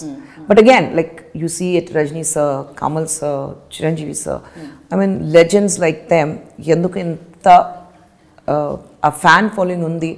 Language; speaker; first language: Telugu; non-native, fluent; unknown